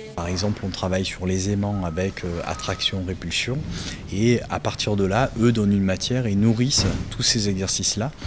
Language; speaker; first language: French; native; French